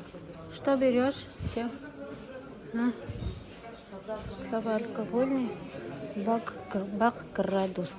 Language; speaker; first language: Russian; non-native, fluent; Mongolian